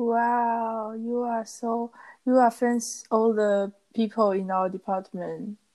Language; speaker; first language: English; non-native, learner; Chinese